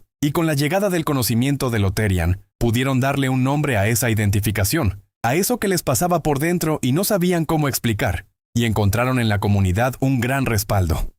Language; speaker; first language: Spanish; native; Spanish